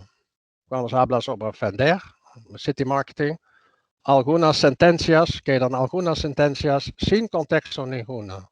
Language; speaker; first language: Spanish; non-native, fluent; Dutch